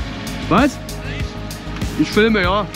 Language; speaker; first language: German; native; German